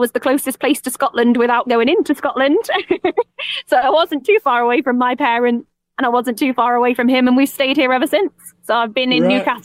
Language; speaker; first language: English; native; English